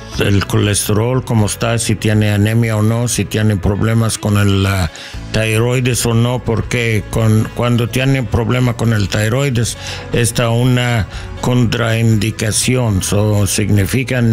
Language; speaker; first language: Spanish; non-native, learner; English